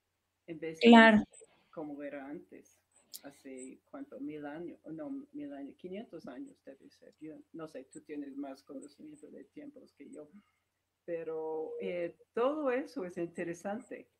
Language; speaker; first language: Spanish; non-native, fluent; English